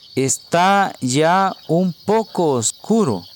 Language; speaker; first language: Spanish; native; Spanish